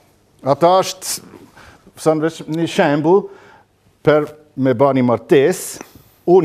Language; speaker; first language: Albanian; non-native, learner; German